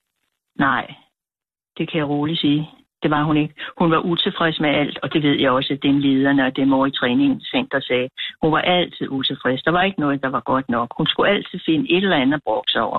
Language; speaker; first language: Danish; native; Danish